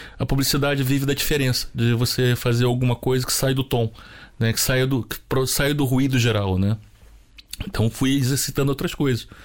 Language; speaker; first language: Portuguese; native; Portuguese